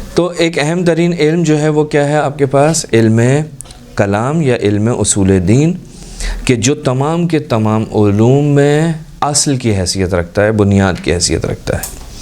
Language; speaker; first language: Urdu; native; Urdu